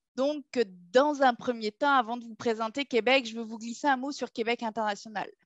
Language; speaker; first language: French; native; French